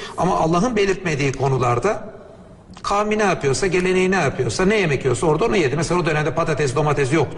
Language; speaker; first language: Turkish; native; Turkish